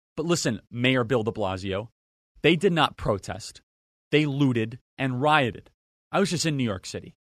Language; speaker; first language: English; native; English